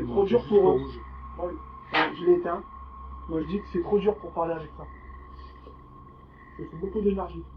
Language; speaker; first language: French; native; French